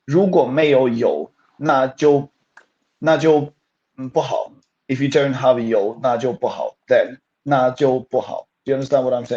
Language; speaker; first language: Chinese; non-native, fluent; Swedish